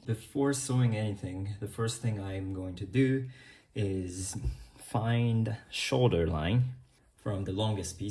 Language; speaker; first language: English; non-native, fluent; Japanese